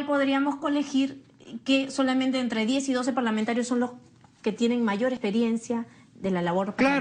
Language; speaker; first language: Spanish; native; Spanish